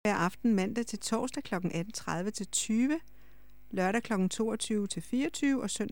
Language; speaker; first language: Danish; native; Danish